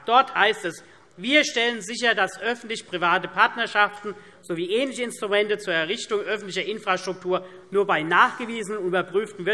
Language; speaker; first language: German; native; German